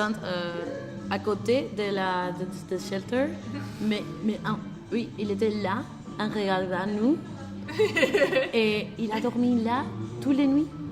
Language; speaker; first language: French; non-native, learner; Spanish